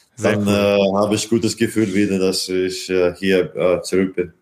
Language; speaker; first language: German; non-native, fluent; Latvian